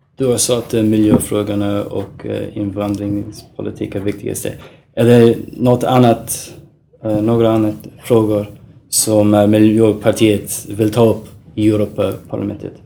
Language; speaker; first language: Swedish; non-native, learner; English